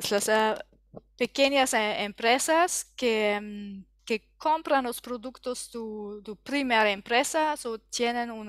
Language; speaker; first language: Spanish; non-native, learner; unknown